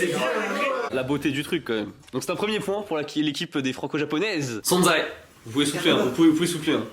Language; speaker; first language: French; native; French